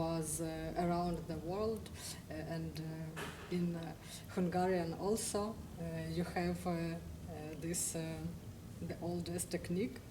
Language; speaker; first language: English; non-native, fluent; Ukrainian